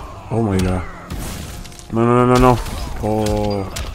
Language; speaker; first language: English; non-native, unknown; Spanish